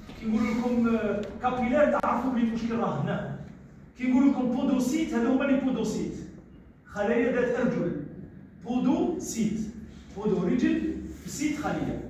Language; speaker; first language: Arabic; native; Arabic